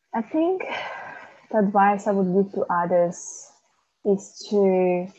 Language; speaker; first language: English; non-native, fluent; Macedonian